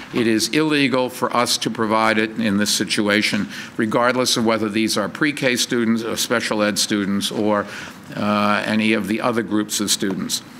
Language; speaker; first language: English; native; English